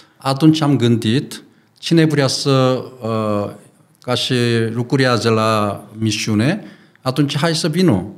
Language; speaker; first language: Romanian; non-native, learner; Korean